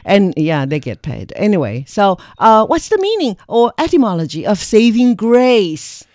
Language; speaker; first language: English; non-native, fluent; Chinese